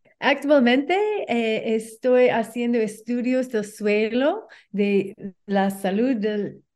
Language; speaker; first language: Spanish; non-native, learner; English